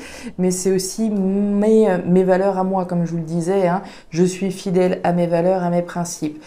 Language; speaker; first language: French; native; French